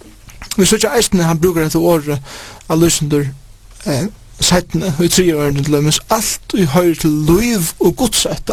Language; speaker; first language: Norwegian; non-native, learner; Faroese